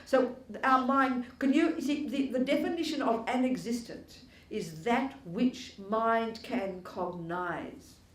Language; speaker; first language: English; native; English